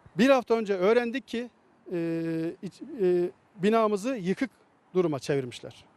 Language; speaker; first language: Turkish; native; Turkish